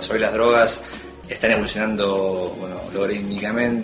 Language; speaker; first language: Spanish; native; Spanish